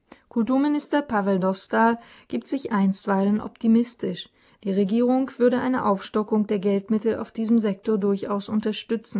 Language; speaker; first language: German; native; German